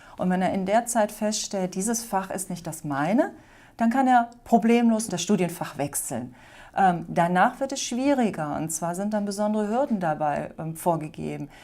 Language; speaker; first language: German; native; German